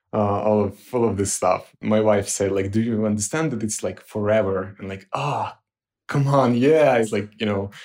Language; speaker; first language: English; non-native, fluent; Ukrainian